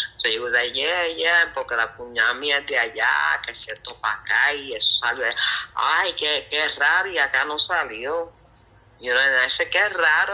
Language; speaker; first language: Spanish; early bilingual, heritage; Spanish